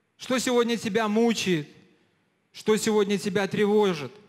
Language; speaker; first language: Russian; native; Russian